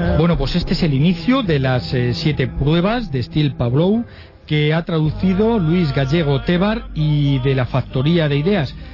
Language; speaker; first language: Spanish; native; Spanish